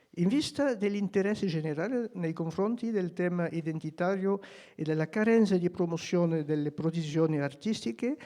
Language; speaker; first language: Italian; non-native, fluent; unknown